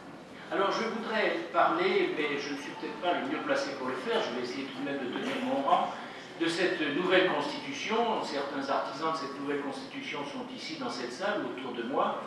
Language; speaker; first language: French; native; French